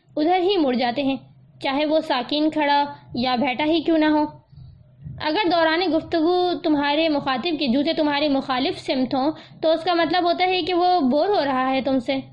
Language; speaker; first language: Urdu; native; Urdu